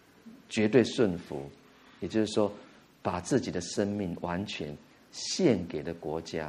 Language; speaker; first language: Chinese; native; Chinese